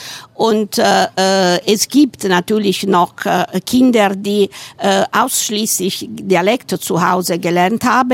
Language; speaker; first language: German; non-native, fluent; Italian